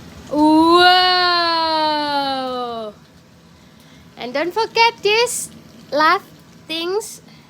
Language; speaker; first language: English; non-native, learner; Thai